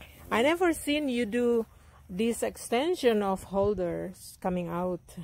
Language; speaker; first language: English; non-native, fluent; Indonesian